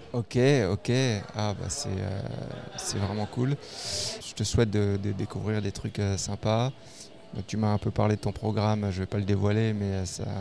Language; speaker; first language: French; native; French